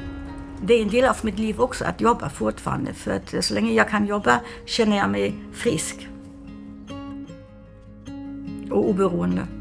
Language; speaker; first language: Swedish; non-native, fluent; German